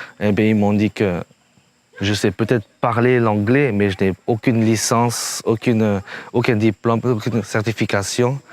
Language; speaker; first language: French; non-native, fluent; Hmong